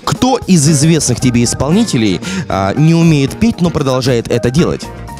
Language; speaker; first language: Russian; native; Russian